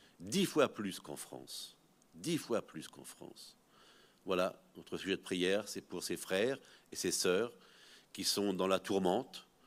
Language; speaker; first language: French; native; French